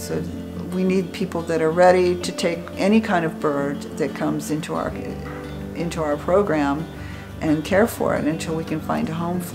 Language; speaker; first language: English; native; English